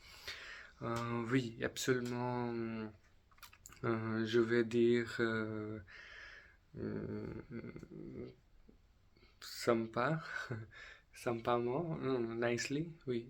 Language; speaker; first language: French; non-native, learner; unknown